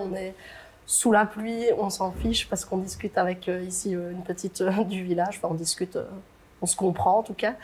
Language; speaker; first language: French; native; French